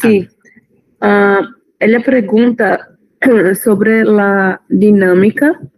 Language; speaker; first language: Spanish; non-native, learner; Portuguese